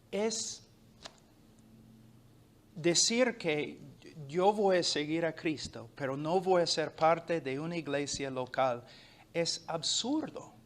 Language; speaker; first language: Spanish; non-native, fluent; English